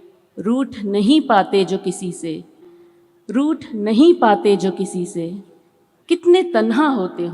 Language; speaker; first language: Hindi; native; Hindi